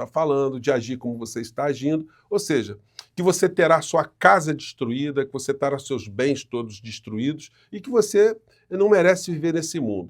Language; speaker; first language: Portuguese; native; Portuguese